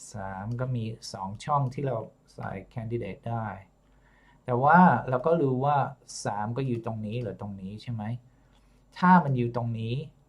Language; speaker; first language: Thai; non-native, fluent; English